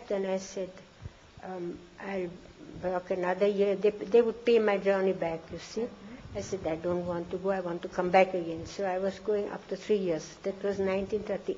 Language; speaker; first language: English; non-native, fluent; German